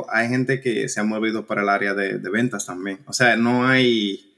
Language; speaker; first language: Spanish; native; Spanish